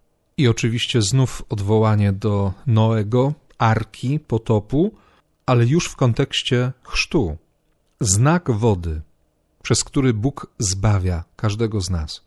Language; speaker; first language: Polish; native; Polish